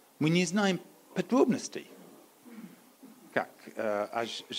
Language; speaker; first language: Polish; non-native, learner; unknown